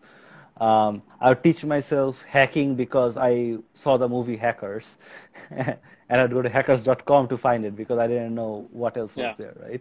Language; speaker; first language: English; non-native, local second language; Bangla